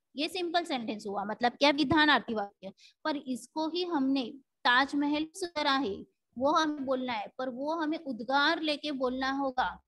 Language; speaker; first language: Hindi; non-native, local second language; Marathi